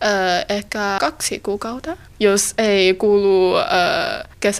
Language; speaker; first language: Finnish; non-native, learner; Chinese